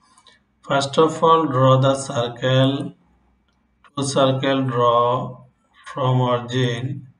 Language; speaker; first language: English; non-native, local second language; Bangla